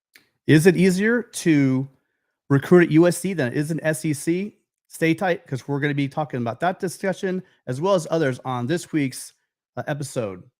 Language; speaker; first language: English; native; English